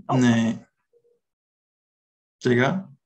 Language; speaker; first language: Korean; non-native, learner; English